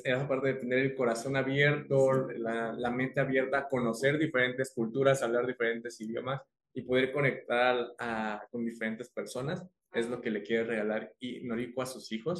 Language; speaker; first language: Spanish; native; Spanish